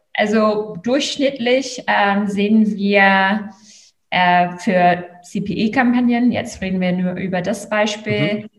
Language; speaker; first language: German; non-native, fluent; English